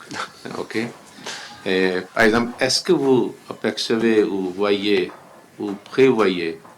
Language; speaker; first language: French; non-native, learner; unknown